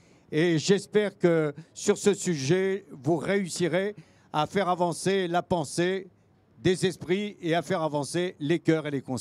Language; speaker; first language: French; native; French